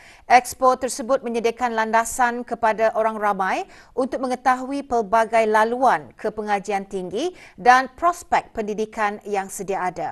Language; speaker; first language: Malay; native; Malay